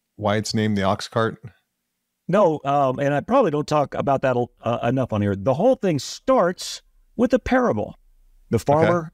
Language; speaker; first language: English; native; English